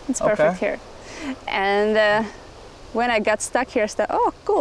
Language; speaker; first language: English; non-native, fluent; Latvian